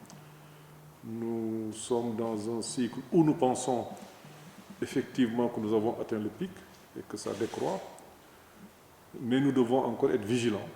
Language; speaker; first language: French; non-native, local second language; Wolof